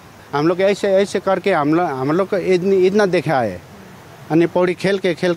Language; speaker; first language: Hindi; non-native, learner; Nepali